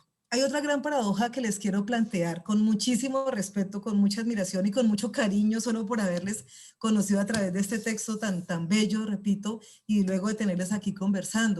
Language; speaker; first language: Spanish; native; Spanish